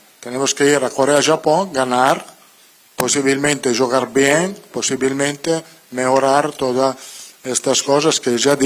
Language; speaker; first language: Spanish; non-native, fluent; Italian